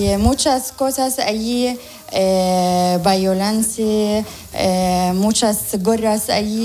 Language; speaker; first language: Spanish; non-native, learner; Arabic